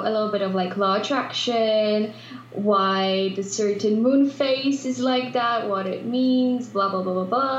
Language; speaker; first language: English; non-native, fluent; Polish